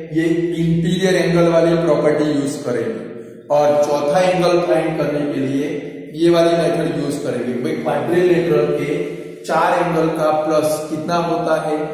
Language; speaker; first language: Hindi; non-native, local second language; Gujarati